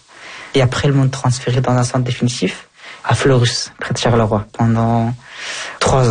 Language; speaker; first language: French; early bilingual, other home language; Persian